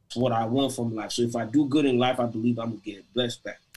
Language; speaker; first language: English; non-native, local second language; Igbo